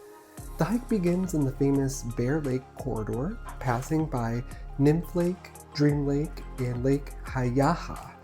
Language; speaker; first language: English; native; English